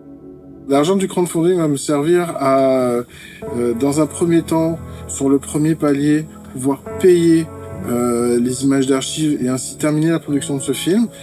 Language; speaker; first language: French; native; French